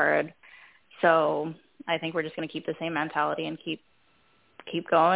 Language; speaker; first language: English; native; English